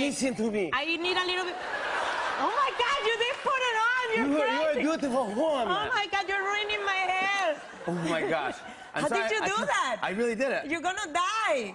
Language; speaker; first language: English; non-native, fluent; Spanish